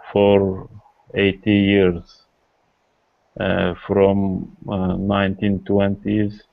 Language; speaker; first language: English; non-native, learner; Kurdish